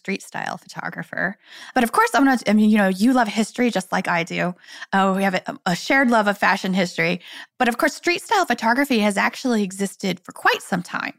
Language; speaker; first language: English; native; English